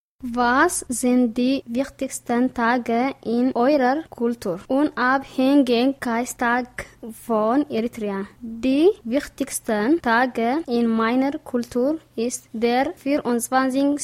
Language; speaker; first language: German; non-native, learner; Tigrinya